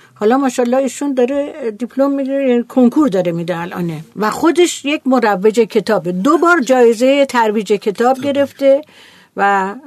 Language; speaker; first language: Persian; native; Persian